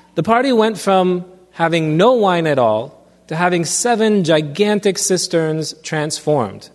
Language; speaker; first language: English; early bilingual, other home language; Armenian